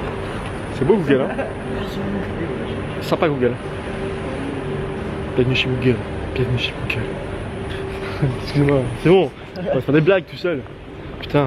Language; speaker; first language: French; native; French